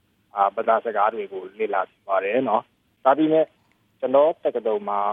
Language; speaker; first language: Burmese; non-native, learner; English